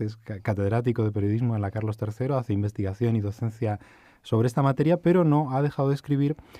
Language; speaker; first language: Spanish; native; Spanish